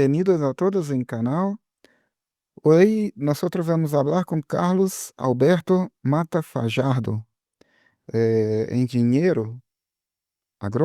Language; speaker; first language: Spanish; non-native, learner; Portuguese